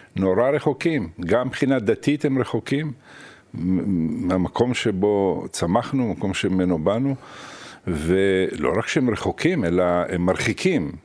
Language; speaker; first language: Hebrew; early bilingual, other home language; Arabic